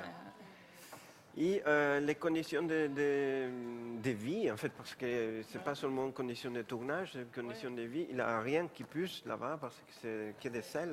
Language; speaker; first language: French; non-native, fluent; Spanish